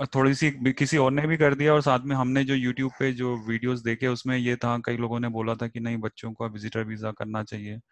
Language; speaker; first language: Hindi; native; Hindi